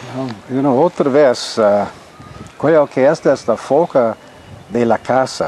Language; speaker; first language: Spanish; non-native, fluent; English